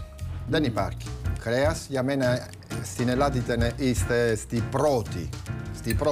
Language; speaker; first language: Greek; non-native, learner; Italian